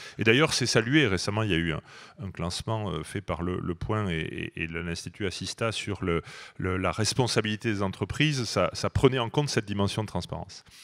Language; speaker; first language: French; native; French